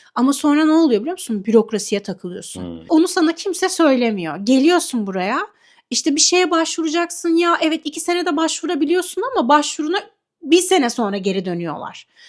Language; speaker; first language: Turkish; native; Turkish